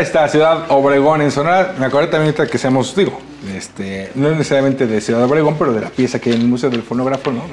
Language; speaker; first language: Spanish; native; Spanish